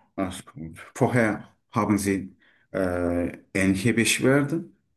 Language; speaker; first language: German; non-native, learner; Turkish